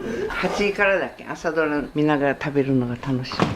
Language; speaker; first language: Japanese; native; Japanese